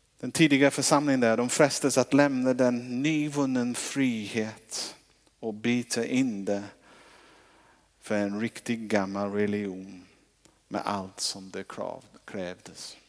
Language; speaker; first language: Swedish; non-native, fluent; English